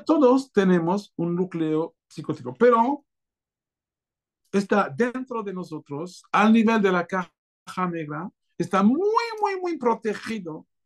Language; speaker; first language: Spanish; non-native, fluent; French